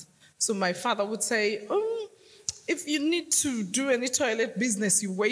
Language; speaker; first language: English; non-native, local second language; Acoli